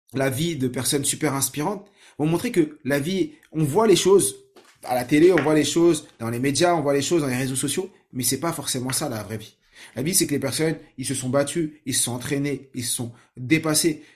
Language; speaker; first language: French; native; French